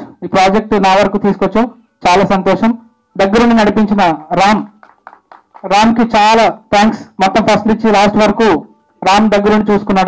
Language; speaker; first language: Telugu; native; Telugu